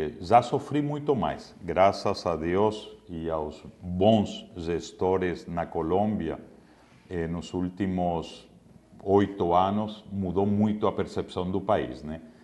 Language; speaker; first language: Portuguese; non-native, fluent; Spanish